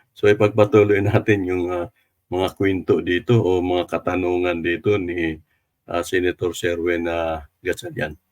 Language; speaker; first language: Filipino; non-native, local second language; Cebuano